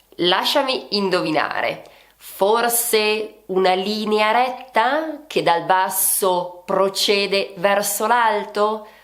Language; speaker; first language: Italian; native; Italian